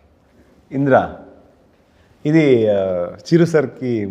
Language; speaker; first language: Telugu; non-native, learner; Kannada